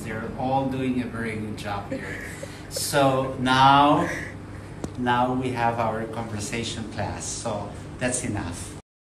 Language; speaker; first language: English; early bilingual, other home language; Spanish